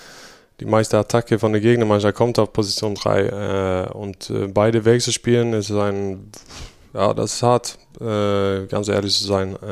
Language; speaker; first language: German; non-native, fluent; Swedish